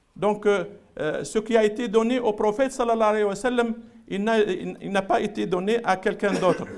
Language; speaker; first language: French; non-native, local second language; Arabic